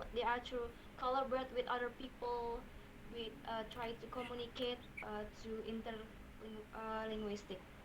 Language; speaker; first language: English; non-native, learner; Indonesian